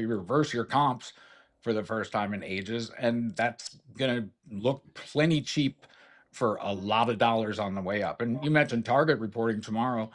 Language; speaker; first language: English; native; English